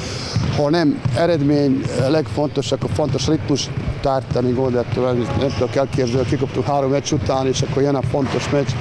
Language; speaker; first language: Hungarian; non-native, learner; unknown